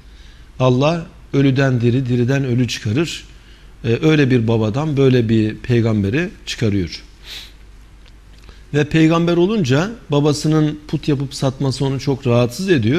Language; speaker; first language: Turkish; native; Turkish